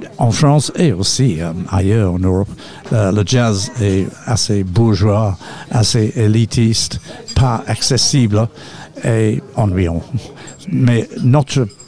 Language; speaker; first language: French; non-native, fluent; English